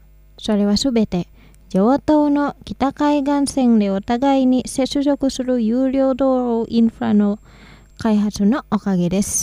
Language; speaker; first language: Japanese; non-native, fluent; Indonesian